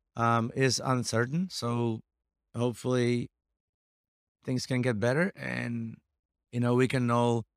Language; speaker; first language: English; non-native, fluent; Slovak